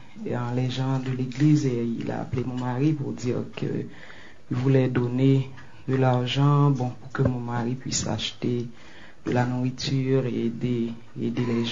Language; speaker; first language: French; non-native, local second language; Haitian Creole